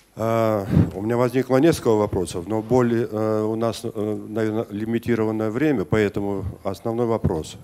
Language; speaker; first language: Russian; non-native, local second language; Georgian